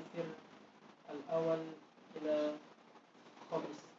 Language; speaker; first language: Arabic; non-native, learner; Indonesian